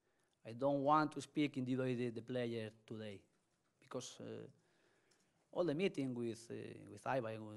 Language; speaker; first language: English; non-native, learner; Spanish